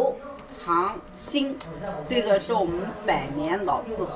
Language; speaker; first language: Chinese; native; Chinese